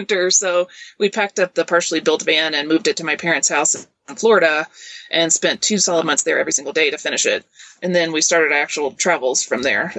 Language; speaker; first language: English; native; English